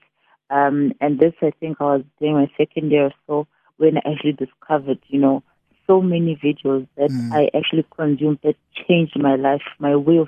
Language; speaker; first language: English; non-native, local second language; Xhosa